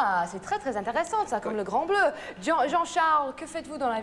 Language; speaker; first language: French; non-native, fluent; English